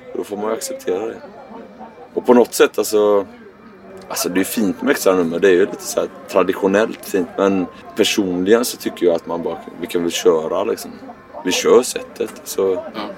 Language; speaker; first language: Swedish; native; Swedish